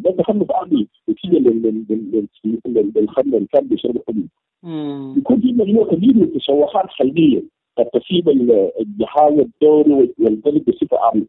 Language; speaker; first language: Arabic; native; Arabic